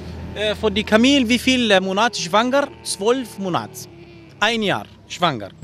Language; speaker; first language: German; non-native, learner; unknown